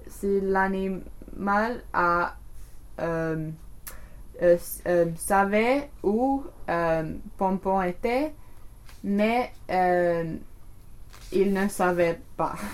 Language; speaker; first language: French; non-native, learner; English